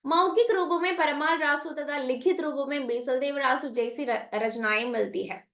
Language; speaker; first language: Hindi; non-native, local second language; Malayalam